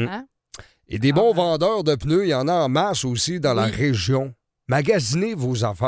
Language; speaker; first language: French; native; French